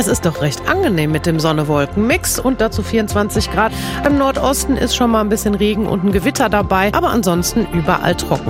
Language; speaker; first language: German; native; German